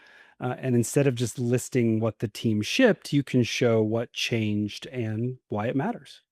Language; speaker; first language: English; native; English